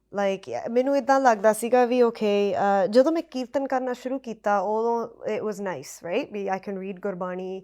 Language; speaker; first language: Punjabi; early bilingual, heritage; Punjabi